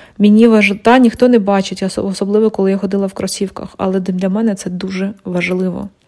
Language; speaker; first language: Ukrainian; non-native, local second language; Russian